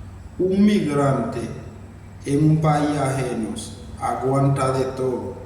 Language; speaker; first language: Spanish; non-native, fluent; Haitian Creole